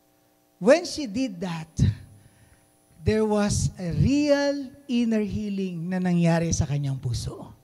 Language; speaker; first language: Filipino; native; Filipino